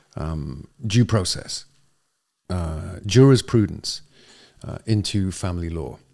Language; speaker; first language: English; native; English